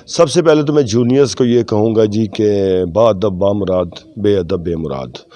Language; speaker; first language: Urdu; non-native, local second language; Punjabi